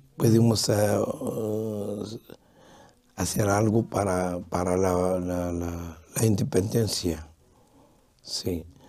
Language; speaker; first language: Spanish; non-native, local second language; Arabic